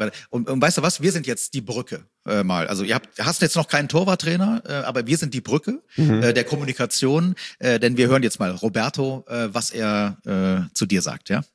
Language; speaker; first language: German; native; German